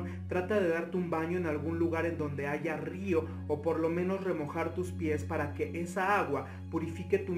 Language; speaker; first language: Spanish; native; Spanish